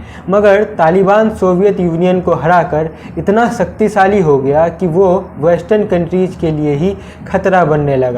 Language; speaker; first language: Hindi; native; Hindi